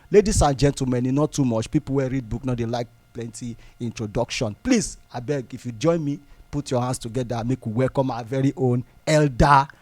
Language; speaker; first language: Nigerian Pidgin; non-native, local second language; Bini